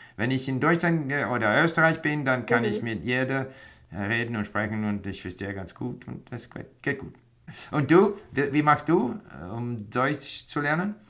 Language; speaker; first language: German; non-native, fluent; English